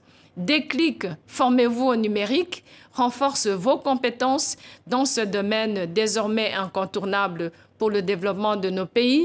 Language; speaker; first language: French; non-native, local second language; Kinyarwanda